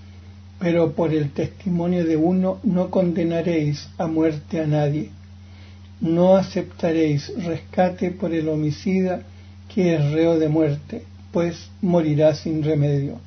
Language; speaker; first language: Spanish; native; Spanish